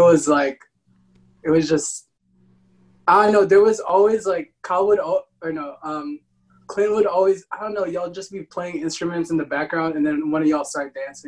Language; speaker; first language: English; non-native, local second language; Filipino